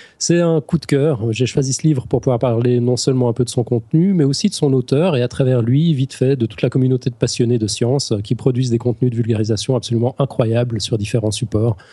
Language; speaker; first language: French; native; French